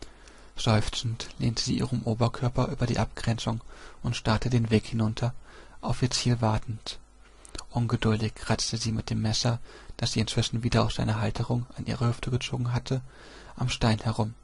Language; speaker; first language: German; native; German